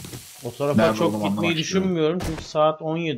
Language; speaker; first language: Turkish; native; Turkish